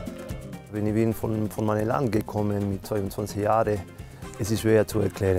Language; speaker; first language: German; non-native, fluent; Spanish